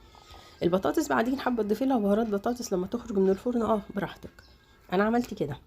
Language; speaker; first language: Arabic; native; Arabic